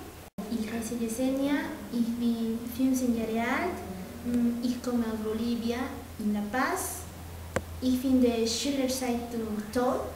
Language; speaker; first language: German; non-native, learner; Spanish